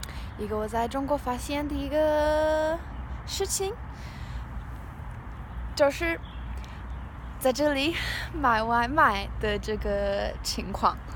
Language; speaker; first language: Chinese; non-native, learner; English